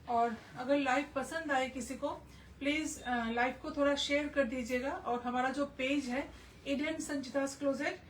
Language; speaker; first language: Hindi; non-native, local second language; Bangla